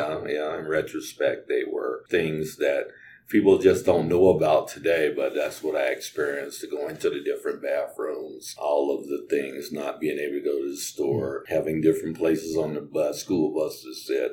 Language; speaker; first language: English; native; English